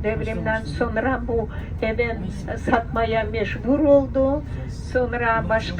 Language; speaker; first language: Turkish; non-native, fluent; Russian